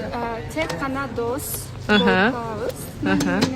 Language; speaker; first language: Kazakh; non-native, learner; Kyrgyz